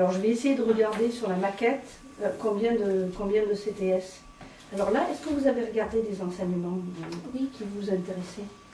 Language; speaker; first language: French; native; French